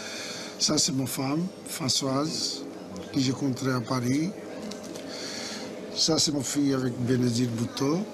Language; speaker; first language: French; non-native, learner; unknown